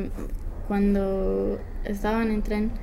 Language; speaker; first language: Spanish; non-native, learner; English